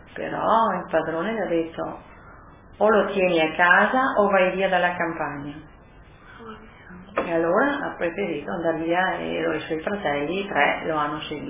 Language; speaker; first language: Italian; early bilingual, other home language; French